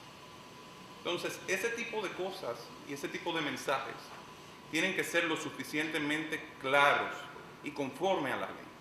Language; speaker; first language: Spanish; native; Spanish